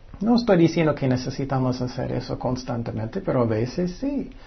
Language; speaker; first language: Spanish; non-native, fluent; English